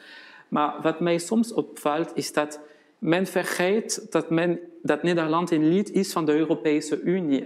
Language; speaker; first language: Dutch; non-native, fluent; French